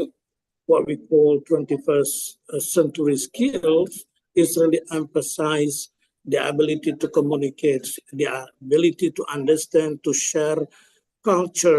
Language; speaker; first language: English; non-native, fluent; Indonesian